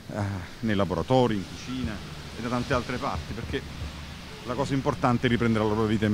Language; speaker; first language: Italian; native; Italian